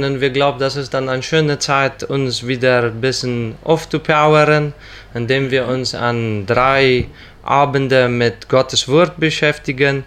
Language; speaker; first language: German; non-native, local second language; Plautdietsch